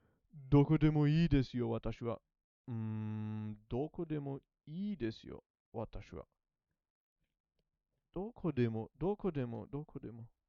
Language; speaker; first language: Japanese; non-native, learner; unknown